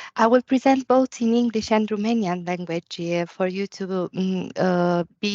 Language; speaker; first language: English; non-native, fluent; Romanian